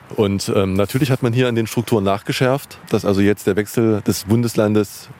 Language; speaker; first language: German; native; German